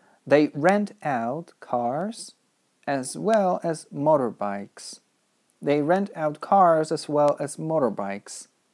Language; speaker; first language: English; non-native, fluent; Polish